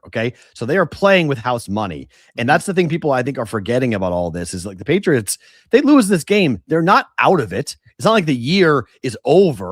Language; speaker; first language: English; native; English